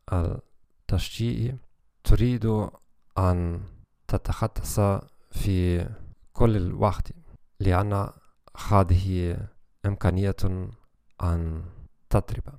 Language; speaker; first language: Arabic; non-native, learner; German